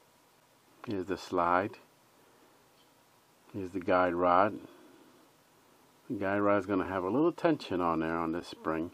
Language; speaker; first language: English; native; English